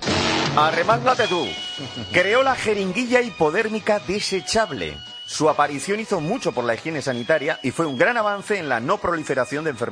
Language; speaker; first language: Spanish; native; Spanish